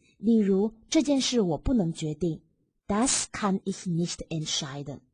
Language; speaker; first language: German; non-native, fluent; Chinese